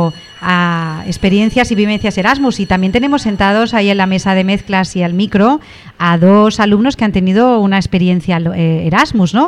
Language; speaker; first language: Spanish; native; Spanish